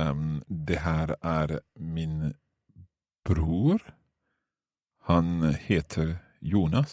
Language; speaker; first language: Swedish; non-native, learner; English